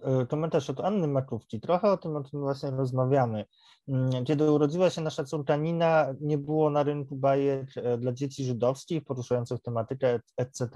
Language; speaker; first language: Polish; native; Polish